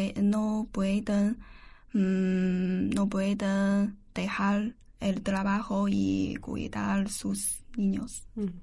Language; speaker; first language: Spanish; non-native, learner; Chinese